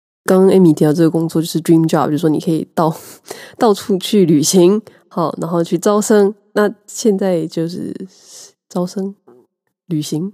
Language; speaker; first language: Chinese; native; Chinese